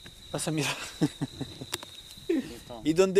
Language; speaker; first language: Spanish; non-native, learner; French